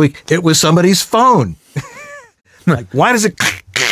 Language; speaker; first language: English; native; English